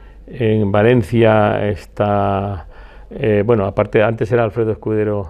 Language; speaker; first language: Spanish; native; Spanish